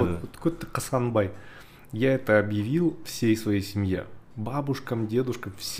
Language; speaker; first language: Russian; native; Russian